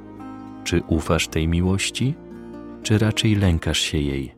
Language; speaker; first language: Polish; native; Polish